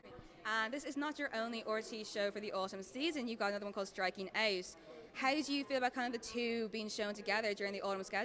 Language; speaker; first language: English; native; English